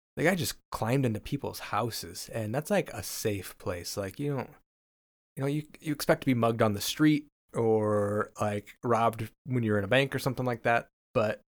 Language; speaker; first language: English; native; English